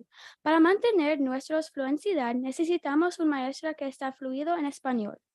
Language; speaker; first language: Spanish; non-native, learner; English